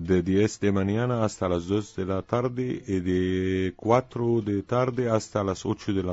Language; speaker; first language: Spanish; non-native, learner; Arabic